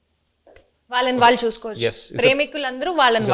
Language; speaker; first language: Telugu; native; Telugu